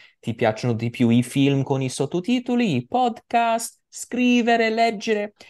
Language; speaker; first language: Italian; non-native, fluent; English